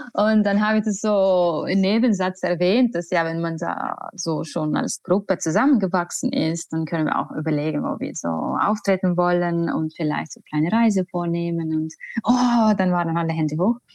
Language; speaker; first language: German; non-native, fluent; Estonian